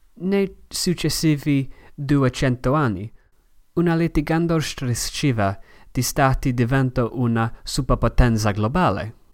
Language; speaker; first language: Italian; non-native, learner; English